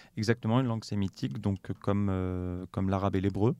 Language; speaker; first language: French; native; French